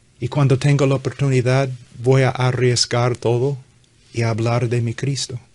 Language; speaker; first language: Spanish; non-native, fluent; English